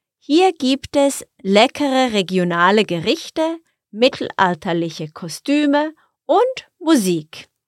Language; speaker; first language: German; native; German